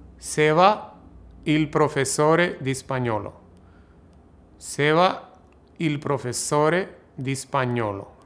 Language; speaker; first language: Italian; non-native, fluent; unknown